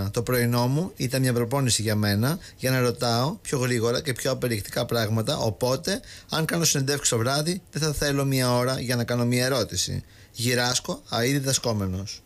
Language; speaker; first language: Greek; native; Greek